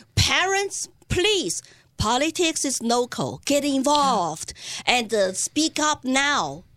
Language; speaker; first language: English; non-native, fluent; Chinese